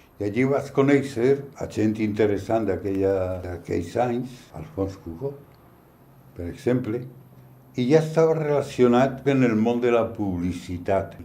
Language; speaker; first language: Catalan; non-native, local second language; Spanish